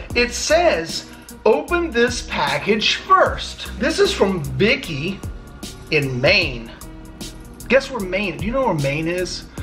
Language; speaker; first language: English; native; English